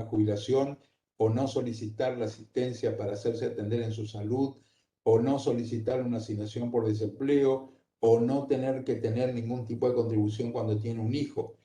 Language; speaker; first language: Spanish; native; Spanish